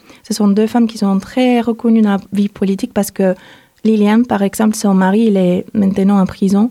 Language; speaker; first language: French; non-native, fluent; Spanish